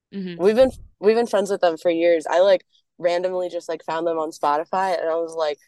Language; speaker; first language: English; native; English